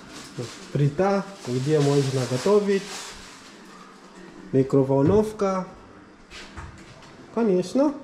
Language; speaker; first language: Russian; non-native, learner; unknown